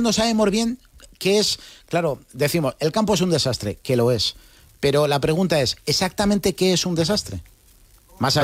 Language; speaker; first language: Spanish; native; Spanish